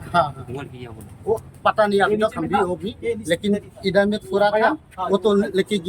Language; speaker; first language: Hindi; non-native, local second language; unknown